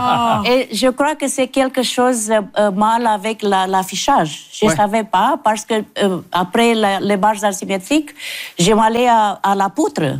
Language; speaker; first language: French; non-native, fluent; Romanian